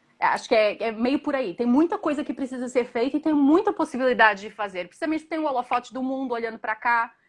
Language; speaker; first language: Portuguese; native; Portuguese